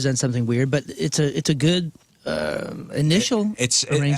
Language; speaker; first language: English; native; English